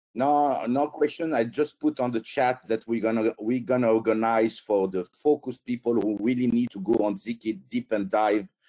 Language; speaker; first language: English; non-native, fluent; Italian